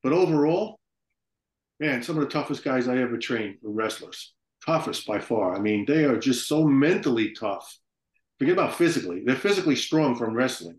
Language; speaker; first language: English; native; English